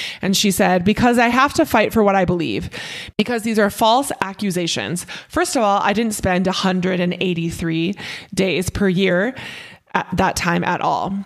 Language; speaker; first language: English; native; English